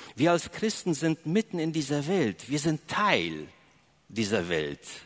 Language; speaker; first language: German; early bilingual, other home language; Russian